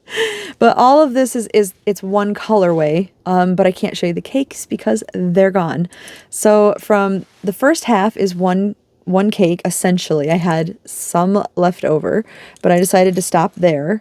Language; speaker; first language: English; native; English